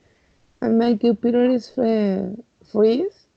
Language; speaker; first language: English; non-native, learner; Spanish